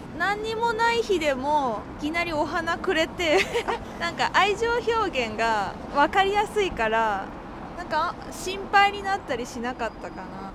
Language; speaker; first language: Japanese; native; Japanese